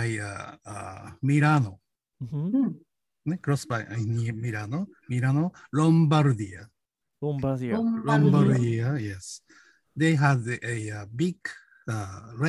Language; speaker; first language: English; non-native, learner; Japanese